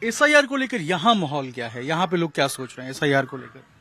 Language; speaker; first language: Hindi; native; Hindi